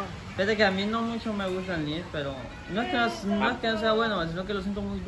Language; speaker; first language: Spanish; native; Spanish